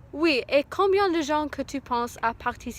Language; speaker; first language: French; non-native, learner; English